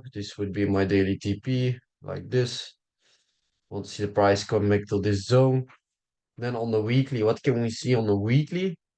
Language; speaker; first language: English; non-native, fluent; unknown